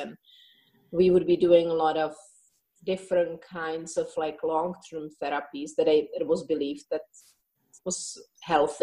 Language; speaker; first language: English; non-native, fluent; Czech